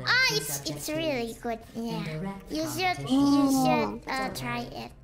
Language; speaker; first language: English; non-native, learner; Indonesian